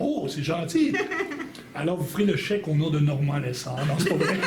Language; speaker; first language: French; native; French